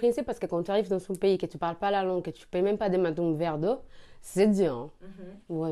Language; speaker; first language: French; non-native, learner; Spanish